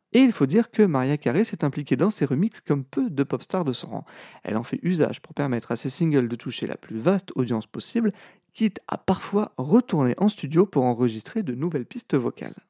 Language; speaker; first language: French; native; French